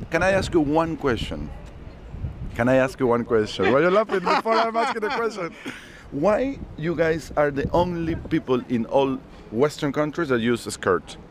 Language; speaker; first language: English; non-native, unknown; Spanish